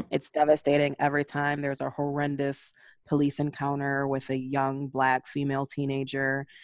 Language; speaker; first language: English; native; English